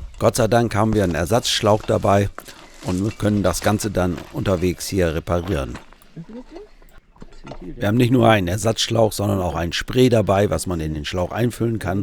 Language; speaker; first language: German; native; German